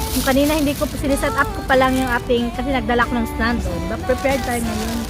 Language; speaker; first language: Filipino; native; Filipino